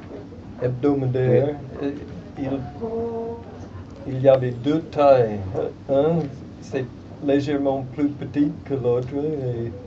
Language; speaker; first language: French; non-native, fluent; English